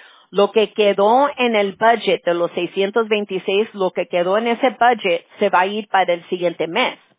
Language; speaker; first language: Spanish; early bilingual, heritage; Spanish